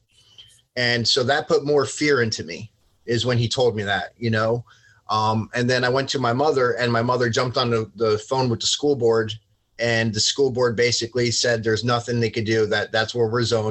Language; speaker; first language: English; native; English